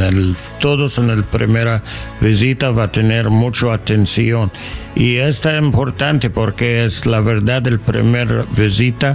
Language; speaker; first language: Spanish; non-native, learner; English